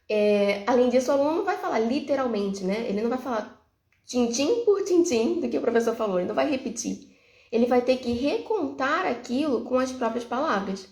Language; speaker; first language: Portuguese; native; Portuguese